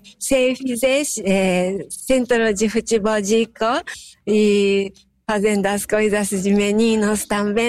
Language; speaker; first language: Portuguese; non-native, fluent; Japanese